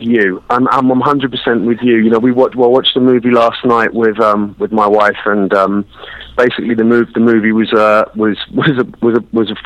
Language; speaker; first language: English; native; English